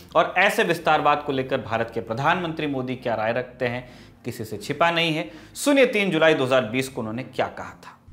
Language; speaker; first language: Hindi; native; Hindi